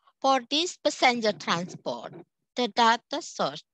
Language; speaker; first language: English; non-native, local second language; Indonesian